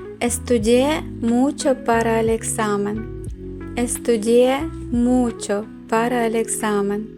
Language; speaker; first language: Spanish; non-native, fluent; Ukrainian